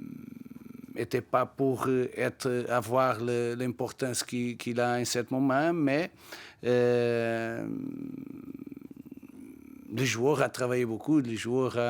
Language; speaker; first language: French; non-native, learner; Portuguese